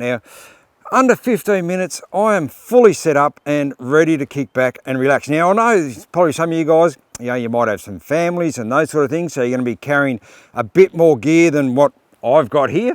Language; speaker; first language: English; native; English